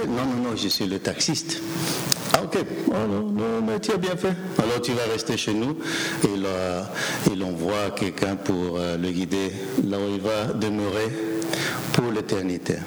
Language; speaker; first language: French; non-native, fluent; Spanish